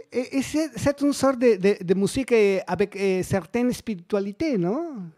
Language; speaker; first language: French; non-native, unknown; Spanish